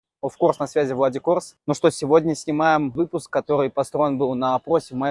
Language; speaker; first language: Russian; native; Russian